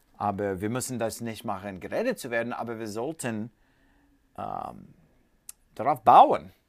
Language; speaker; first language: German; non-native, learner; English